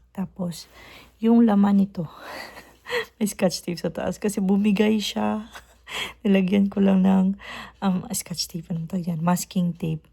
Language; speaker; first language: Filipino; non-native, local second language; Cebuano